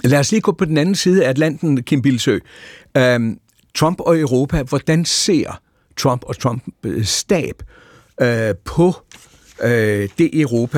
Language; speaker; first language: Danish; native; Danish